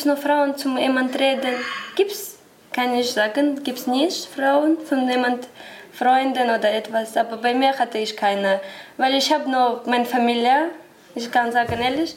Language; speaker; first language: German; non-native, learner; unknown